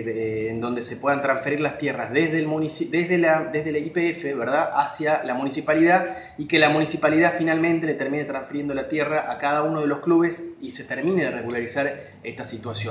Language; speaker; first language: Spanish; native; Spanish